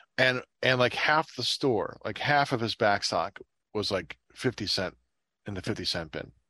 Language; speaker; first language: English; native; English